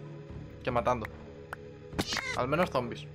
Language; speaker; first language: Spanish; native; Spanish